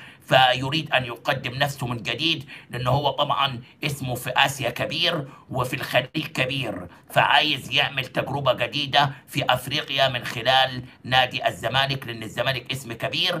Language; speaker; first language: Arabic; native; Arabic